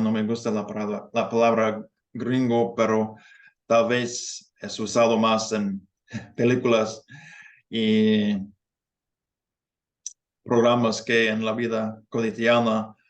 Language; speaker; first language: Spanish; non-native, fluent; English